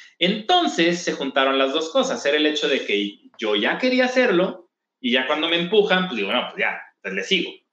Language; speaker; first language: Spanish; native; Spanish